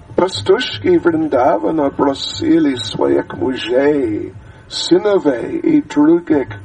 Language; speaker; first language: Russian; non-native, learner; English